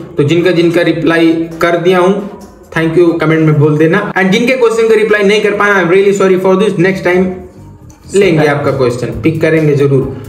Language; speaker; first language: Hindi; native; Hindi